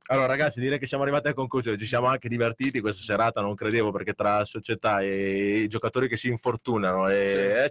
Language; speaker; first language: Italian; native; Italian